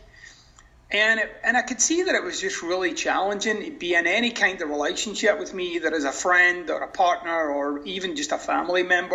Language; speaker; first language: English; native; English